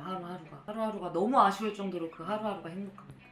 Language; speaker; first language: Korean; native; Korean